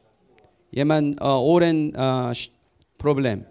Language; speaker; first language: German; non-native, learner; Korean